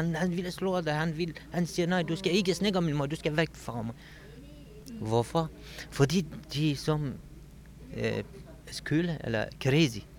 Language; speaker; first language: Danish; non-native, learner; Kurdish